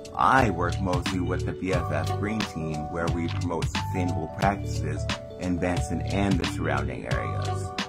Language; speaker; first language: English; native; English